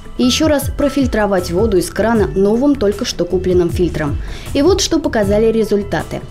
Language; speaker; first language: Russian; native; Russian